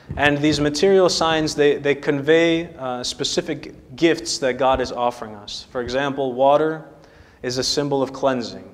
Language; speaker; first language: English; native; English